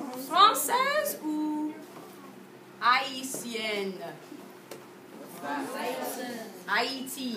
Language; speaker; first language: French; non-native, fluent; English